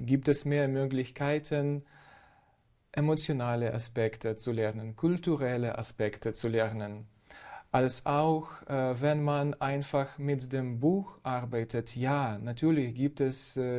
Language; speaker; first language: German; non-native, fluent; Ukrainian